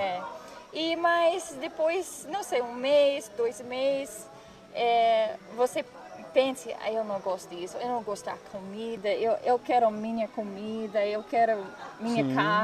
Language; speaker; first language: Portuguese; non-native, learner; English